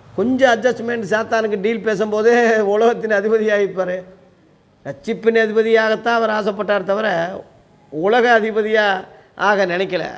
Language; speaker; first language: Tamil; non-native, local second language; Telugu